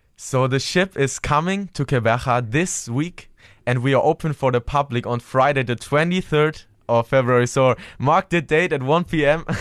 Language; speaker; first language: English; non-native, fluent; German